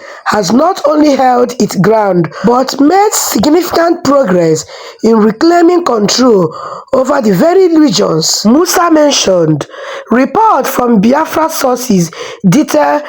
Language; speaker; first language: English; non-native, local second language; Igbo